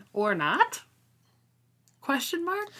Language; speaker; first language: English; native; English